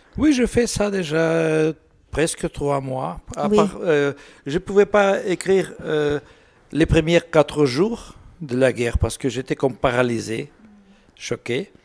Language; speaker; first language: French; non-native, learner; Russian